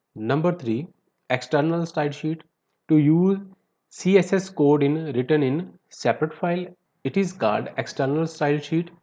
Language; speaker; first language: English; non-native, local second language; Punjabi